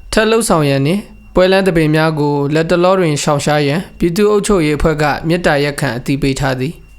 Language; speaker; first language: Burmese; non-native, local second language; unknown